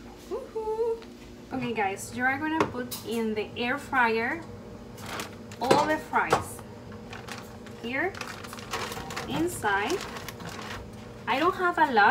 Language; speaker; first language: English; non-native, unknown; Spanish